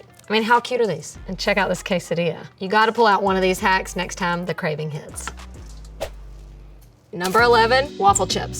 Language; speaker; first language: English; native; English